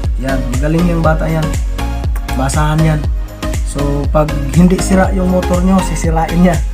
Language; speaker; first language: Filipino; non-native, local second language; Cebuano